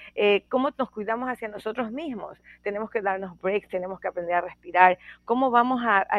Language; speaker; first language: Spanish; native; Spanish